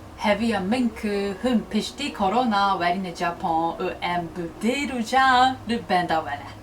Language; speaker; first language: Kurdish; non-native, learner; Japanese